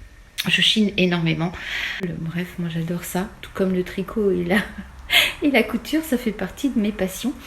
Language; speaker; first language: French; native; French